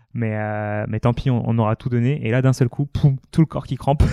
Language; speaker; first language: French; native; French